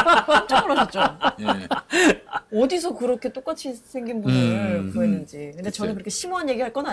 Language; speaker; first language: Korean; native; Korean